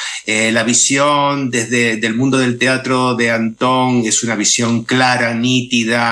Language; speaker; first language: Spanish; native; Spanish